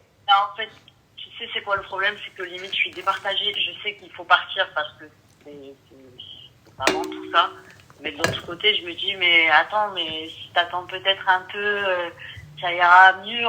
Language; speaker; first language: French; early bilingual, other home language; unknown